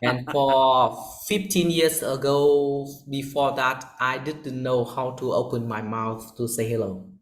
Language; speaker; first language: English; non-native, learner; Vietnamese